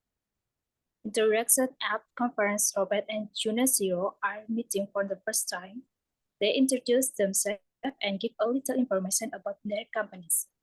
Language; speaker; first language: English; non-native, learner; Indonesian